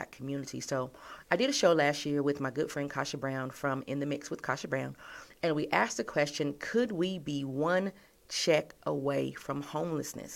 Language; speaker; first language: English; native; English